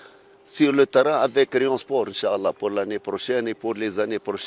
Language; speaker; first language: French; non-native, fluent; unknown